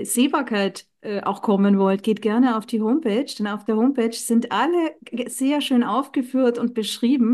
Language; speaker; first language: German; native; German